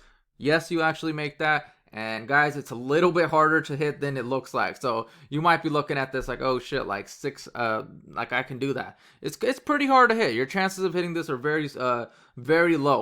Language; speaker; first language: English; native; English